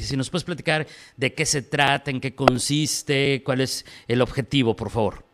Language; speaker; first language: Spanish; native; Spanish